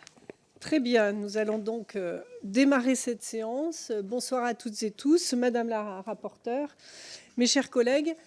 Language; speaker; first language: French; native; French